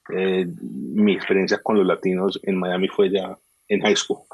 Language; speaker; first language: Spanish; native; Spanish